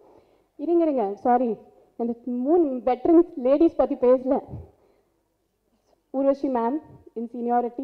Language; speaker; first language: Tamil; non-native, local second language; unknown